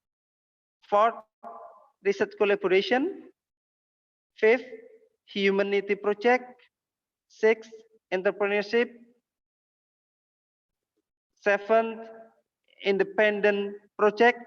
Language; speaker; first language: English; non-native, learner; Indonesian